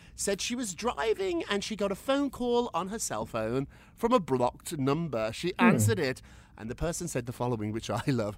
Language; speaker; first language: English; native; English